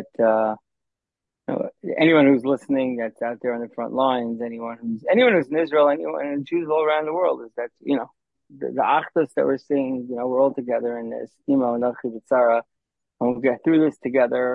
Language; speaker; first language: English; native; English